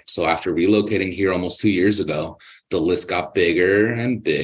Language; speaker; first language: English; native; English